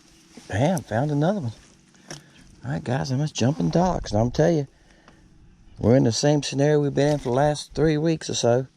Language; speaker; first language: English; native; English